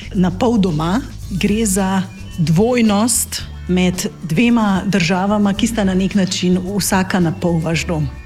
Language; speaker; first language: Slovenian; native; Slovenian